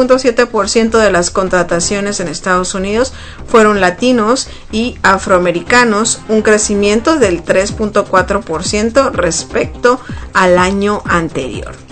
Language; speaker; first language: Spanish; native; Spanish